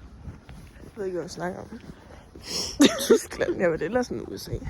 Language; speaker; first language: Danish; native; Danish